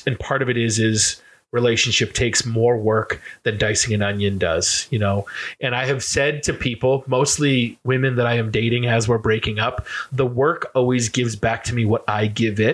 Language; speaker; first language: English; native; English